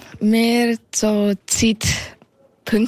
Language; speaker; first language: German; early bilingual, heritage; Thai